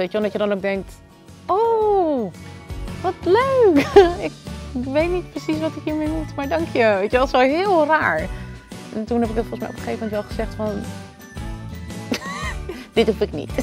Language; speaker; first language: Dutch; native; Dutch